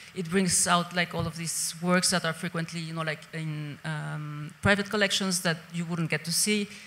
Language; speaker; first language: English; non-native, fluent; Spanish